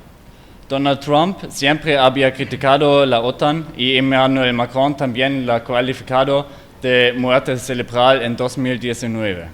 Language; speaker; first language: Spanish; non-native, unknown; German